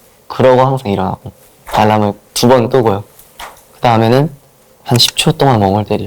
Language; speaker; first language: Korean; non-native, fluent; Japanese